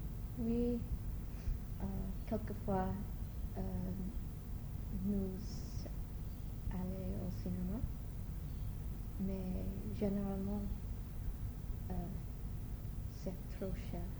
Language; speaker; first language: French; non-native, learner; English